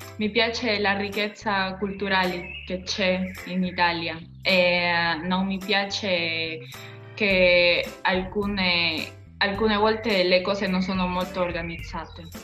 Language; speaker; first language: Italian; non-native, learner; Spanish